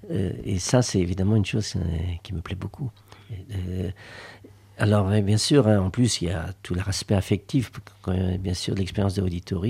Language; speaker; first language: French; native; French